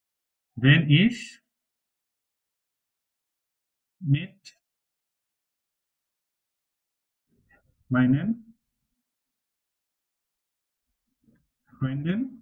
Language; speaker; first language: German; non-native, learner; Bangla